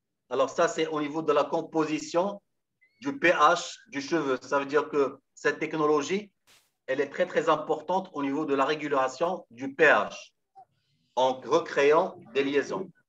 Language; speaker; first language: French; non-native, local second language; Arabic